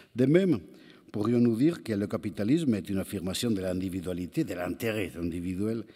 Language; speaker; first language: French; non-native, fluent; Spanish